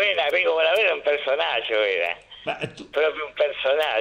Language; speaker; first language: Italian; non-native, fluent; Spanish